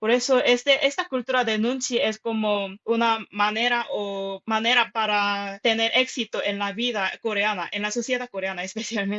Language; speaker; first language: Spanish; non-native, fluent; Korean